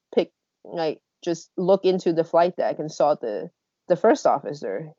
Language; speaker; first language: English; non-native, fluent; Chinese